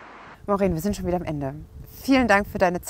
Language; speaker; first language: German; native; German